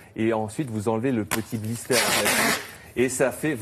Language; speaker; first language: French; native; French